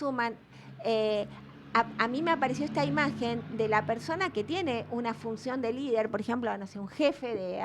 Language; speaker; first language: Spanish; native; Spanish